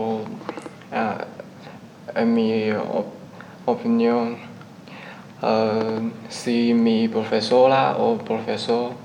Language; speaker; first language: Spanish; non-native, learner; Chinese